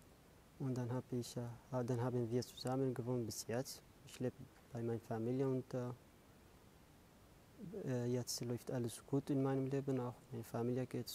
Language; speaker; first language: German; non-native, fluent; Kurdish